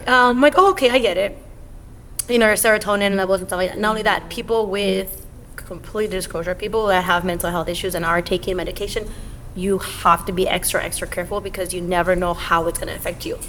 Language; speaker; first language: English; early bilingual, other home language; Spanish